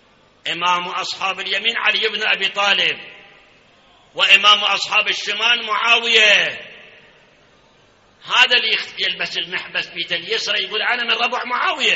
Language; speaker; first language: Arabic; native; Arabic